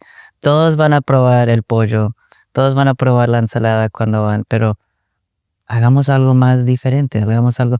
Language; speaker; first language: Spanish; early bilingual, other home language; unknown